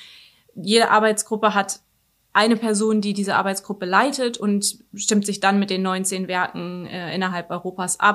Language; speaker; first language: German; native; German